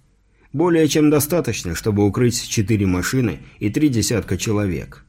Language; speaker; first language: Russian; native; Russian